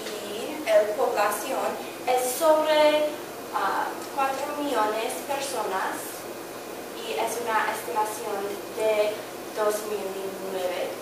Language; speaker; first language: Spanish; non-native, learner; English